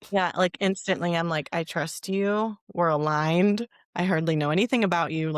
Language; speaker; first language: English; native; English